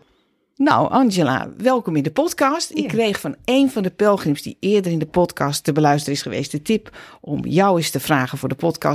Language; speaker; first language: Dutch; native; Dutch